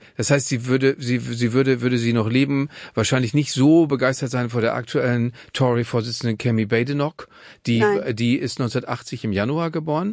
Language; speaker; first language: German; native; German